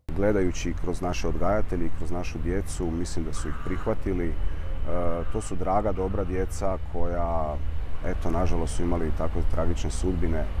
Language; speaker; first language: Croatian; native; Croatian